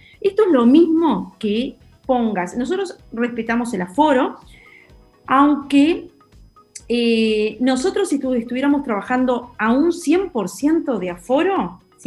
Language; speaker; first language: Spanish; native; Spanish